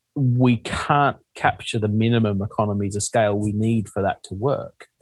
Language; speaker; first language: English; native; English